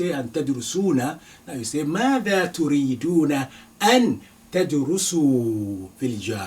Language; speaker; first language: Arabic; non-native, fluent; Yoruba